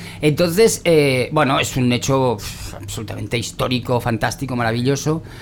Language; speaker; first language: Spanish; native; Spanish